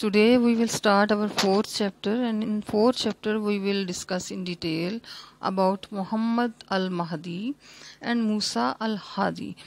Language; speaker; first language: English; non-native, local second language; Urdu